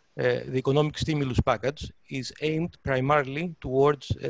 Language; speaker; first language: English; non-native, fluent; Greek